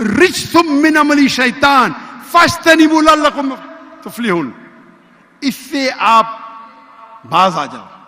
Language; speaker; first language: Urdu; non-native, local second language; Konkani